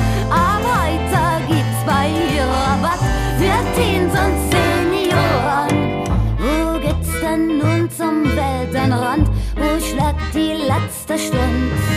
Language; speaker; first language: German; native; German